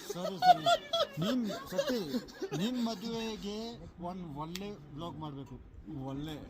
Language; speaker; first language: Kannada; non-native, fluent; Ladakhi